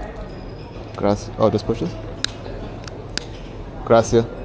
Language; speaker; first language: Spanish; non-native, learner; English